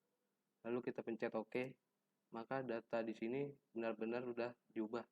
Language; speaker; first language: Indonesian; native; Indonesian